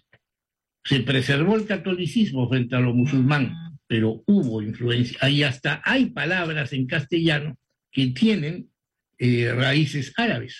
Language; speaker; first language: Spanish; native; Spanish